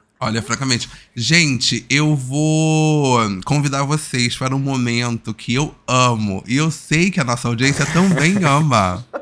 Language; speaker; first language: Portuguese; native; Portuguese